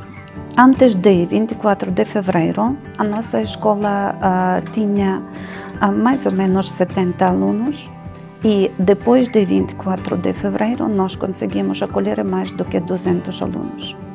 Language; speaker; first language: Portuguese; non-native, fluent; Ukrainian